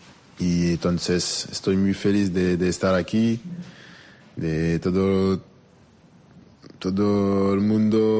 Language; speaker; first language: Spanish; non-native, learner; French